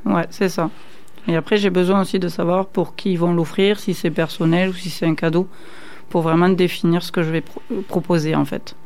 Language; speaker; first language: French; native; French